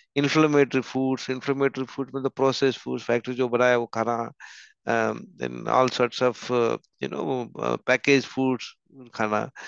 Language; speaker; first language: Hindi; non-native, local second language; Telugu